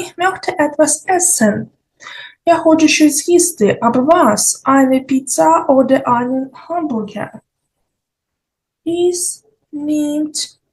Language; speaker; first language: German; non-native, fluent; Ukrainian